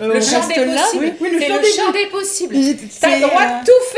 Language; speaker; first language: French; native; French